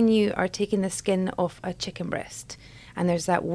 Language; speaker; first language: English; native; English